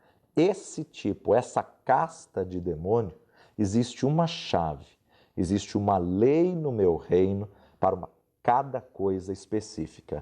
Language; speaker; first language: Portuguese; native; Portuguese